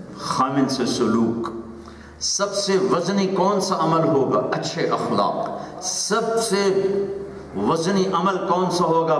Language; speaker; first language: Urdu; non-native, local second language; Punjabi